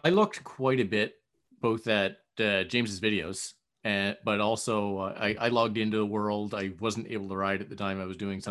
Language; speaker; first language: English; native; English